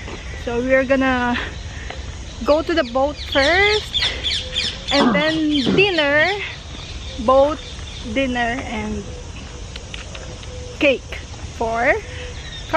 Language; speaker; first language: English; non-native, fluent; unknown